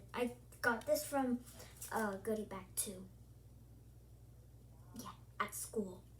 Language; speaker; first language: English; early bilingual, other home language; Korean